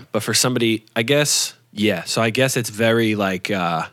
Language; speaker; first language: English; native; English